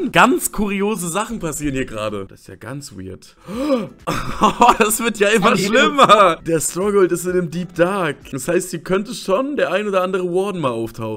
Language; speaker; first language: German; native; German